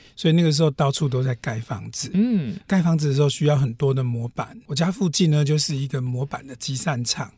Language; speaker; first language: Chinese; native; Chinese